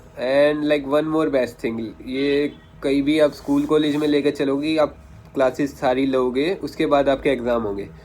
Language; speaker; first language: Hindi; native; Hindi